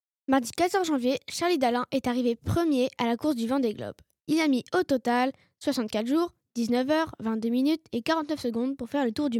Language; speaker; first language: French; native; French